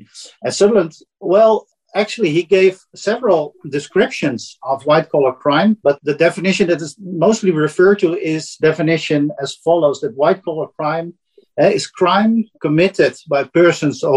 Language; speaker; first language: English; non-native, fluent; Dutch